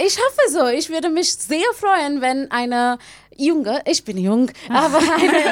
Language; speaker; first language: German; non-native, learner; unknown